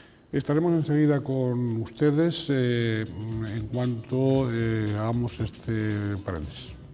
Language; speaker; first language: Spanish; native; Spanish